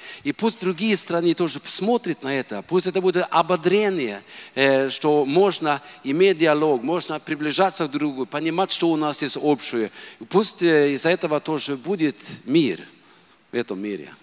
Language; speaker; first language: Russian; non-native, fluent; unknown